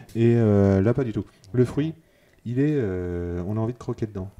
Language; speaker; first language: French; native; French